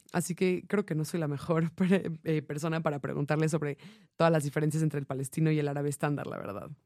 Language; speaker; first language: Spanish; non-native, fluent; English